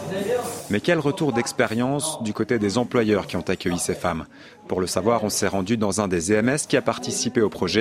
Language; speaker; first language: French; native; French